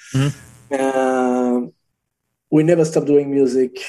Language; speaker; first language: English; non-native, learner; French